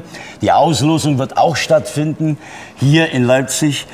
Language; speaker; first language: German; native; German